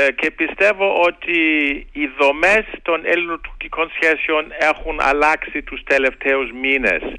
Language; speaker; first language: Greek; non-native, fluent; German